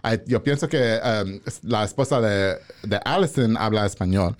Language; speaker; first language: Spanish; non-native, learner; English